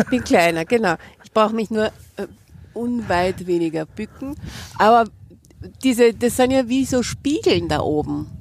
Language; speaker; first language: German; native; German